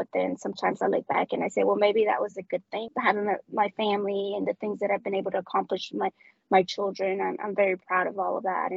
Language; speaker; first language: English; non-native, fluent; Spanish